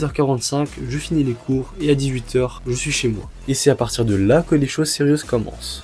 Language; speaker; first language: French; early bilingual, other home language; Chinese